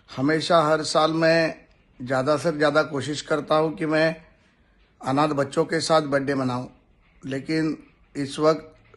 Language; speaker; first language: Hindi; non-native, local second language; Marathi